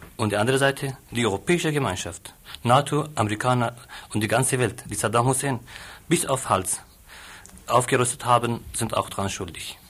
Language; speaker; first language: German; non-native, fluent; Arabic